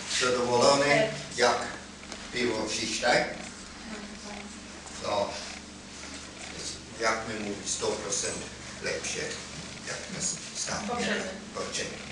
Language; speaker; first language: Polish; non-native, learner; German